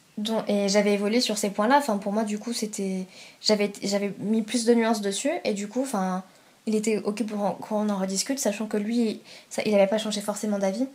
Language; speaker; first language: French; early bilingual, other home language; Persian